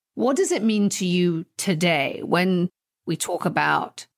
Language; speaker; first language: English; native; English